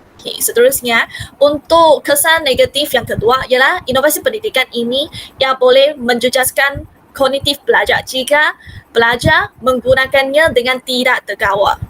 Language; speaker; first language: Malay; non-native, local second language; Hakka Chinese